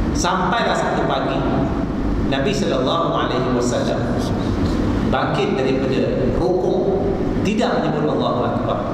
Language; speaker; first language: Malay; non-native, local second language; Chinese